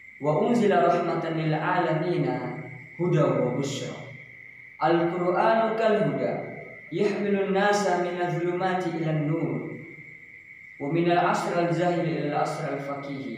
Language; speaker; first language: Arabic; non-native, learner; Indonesian